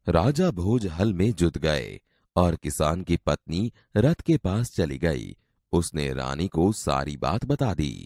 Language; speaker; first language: Hindi; non-native, local second language; Gujarati